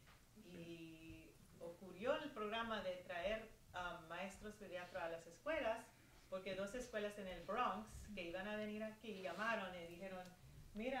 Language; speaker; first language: Spanish; early bilingual, heritage; Spanish